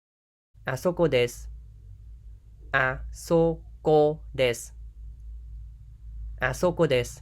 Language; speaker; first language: Japanese; non-native, fluent; Khmer